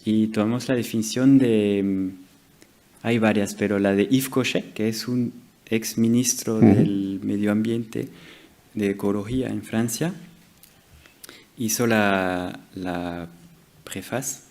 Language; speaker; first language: Spanish; non-native, fluent; French